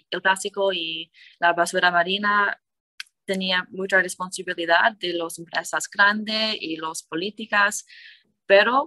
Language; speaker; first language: Spanish; non-native, learner; English